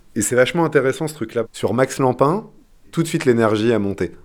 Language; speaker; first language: French; non-native, fluent; English